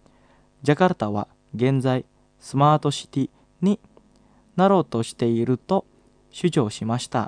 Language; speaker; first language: Japanese; non-native, fluent; Indonesian